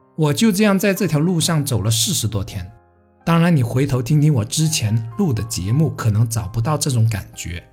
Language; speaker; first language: Chinese; non-native, local second language; Cantonese